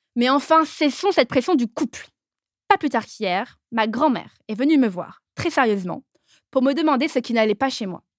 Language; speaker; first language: French; native; French